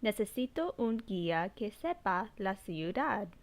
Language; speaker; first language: Spanish; non-native, learner; English